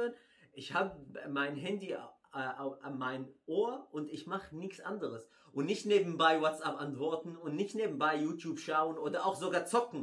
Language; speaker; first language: German; non-native, fluent; Arabic